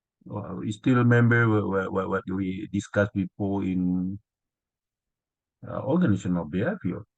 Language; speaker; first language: English; non-native, learner; Indonesian